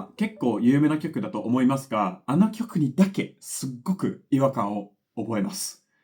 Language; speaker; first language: Japanese; non-native, fluent; English